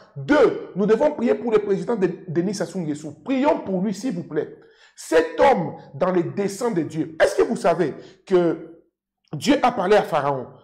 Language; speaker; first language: French; non-native, local second language; Lingala